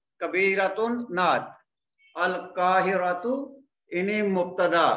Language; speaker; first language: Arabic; non-native, fluent; Malay